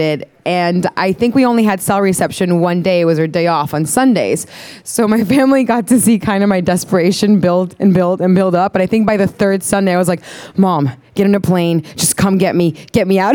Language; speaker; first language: English; non-native, fluent; Spanish